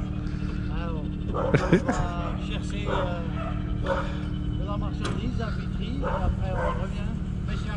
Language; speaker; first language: French; non-native, fluent; Dutch